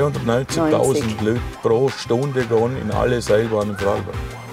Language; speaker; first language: German; native; German